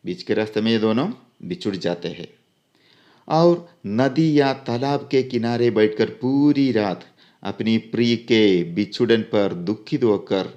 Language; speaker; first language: Hindi; non-native, local second language; Malayalam